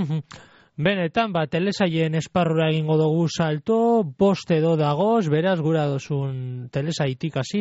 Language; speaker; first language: Basque; native; Basque